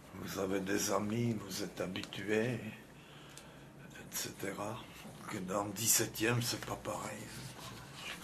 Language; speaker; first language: French; non-native, fluent; Czech